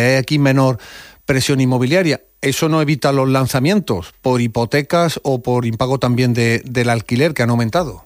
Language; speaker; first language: Spanish; native; Spanish